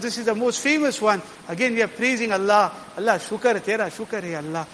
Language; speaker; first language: English; native; English